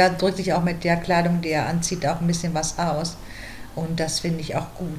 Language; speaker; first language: German; native; German